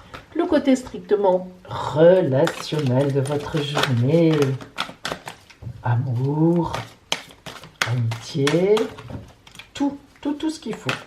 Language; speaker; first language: French; native; French